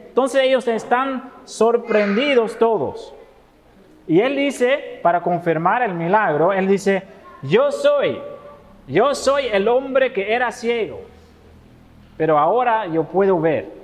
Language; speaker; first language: Spanish; non-native, fluent; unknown